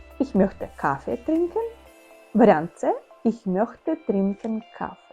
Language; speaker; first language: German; non-native, fluent; Ukrainian